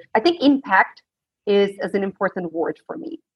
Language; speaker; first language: English; non-native, fluent; Portuguese